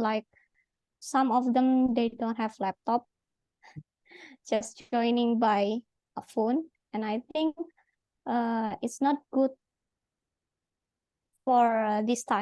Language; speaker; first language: English; non-native, learner; Indonesian